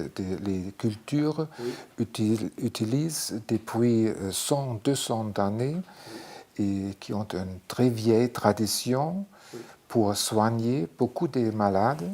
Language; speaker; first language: French; non-native, fluent; German